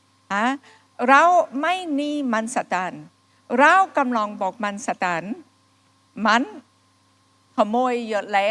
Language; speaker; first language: Thai; non-native, fluent; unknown